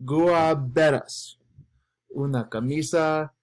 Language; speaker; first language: Spanish; non-native, learner; English